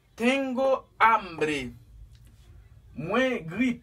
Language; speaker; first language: Spanish; non-native, fluent; Haitian Creole